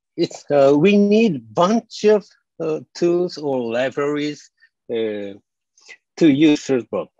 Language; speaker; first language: English; non-native, fluent; Japanese